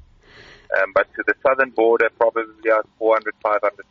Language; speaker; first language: English; non-native, local second language; Afrikaans